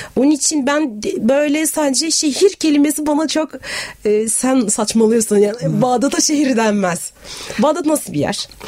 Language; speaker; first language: Turkish; non-native, fluent; Arabic